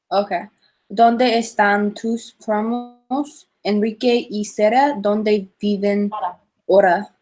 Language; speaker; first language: Spanish; non-native, learner; English